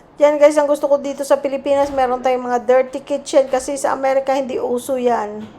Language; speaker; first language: Filipino; native; Filipino